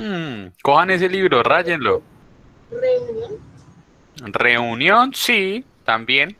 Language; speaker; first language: Spanish; native; Spanish